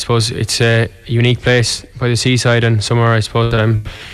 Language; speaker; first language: English; native; English